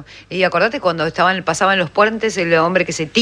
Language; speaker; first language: Spanish; native; Spanish